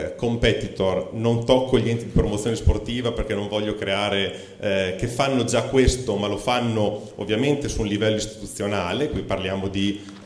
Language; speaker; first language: Italian; native; Italian